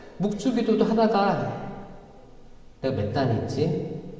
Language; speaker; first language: Korean; native; Korean